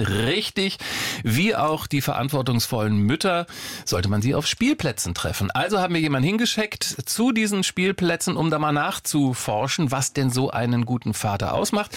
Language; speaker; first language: German; native; German